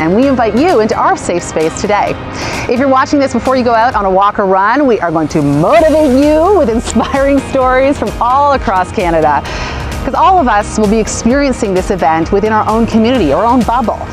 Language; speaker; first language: English; native; English